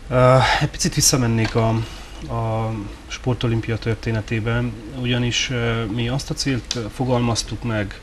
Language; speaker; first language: Hungarian; native; Hungarian